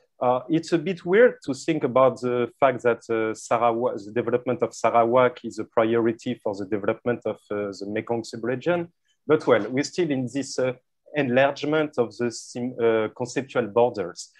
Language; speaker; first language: English; non-native, fluent; French